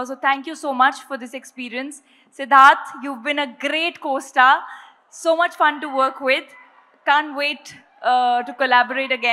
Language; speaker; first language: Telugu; non-native, local second language; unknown